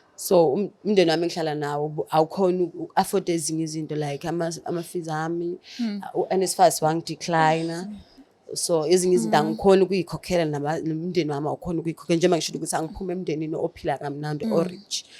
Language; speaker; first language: Zulu; non-native, local second language; Xhosa